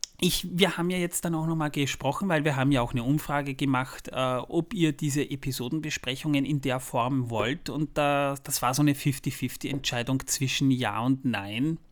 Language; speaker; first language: German; native; German